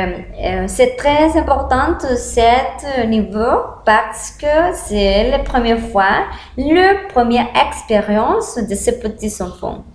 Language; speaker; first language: French; non-native, learner; Spanish